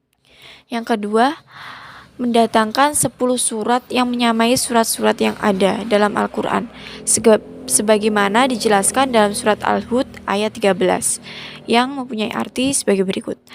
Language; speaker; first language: Indonesian; native; Indonesian